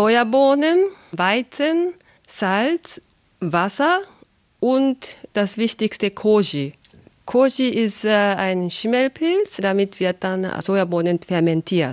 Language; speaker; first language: German; non-native, fluent; Japanese